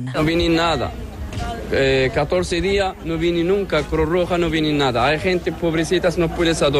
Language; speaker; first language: Spanish; non-native, learner; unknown